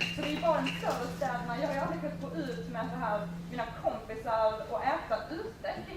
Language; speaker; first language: Swedish; native; Swedish